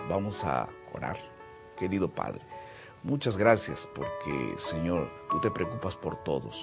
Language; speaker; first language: Spanish; non-native, fluent; Portuguese